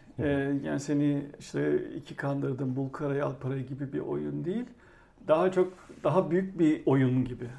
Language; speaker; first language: Turkish; native; Turkish